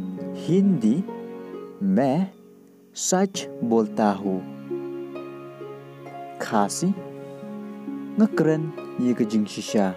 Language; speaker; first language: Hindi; non-native, local second language; Khasi